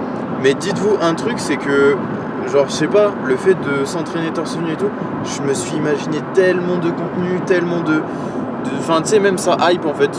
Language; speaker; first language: French; native; French